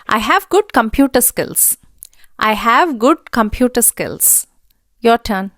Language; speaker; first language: English; non-native, local second language; Telugu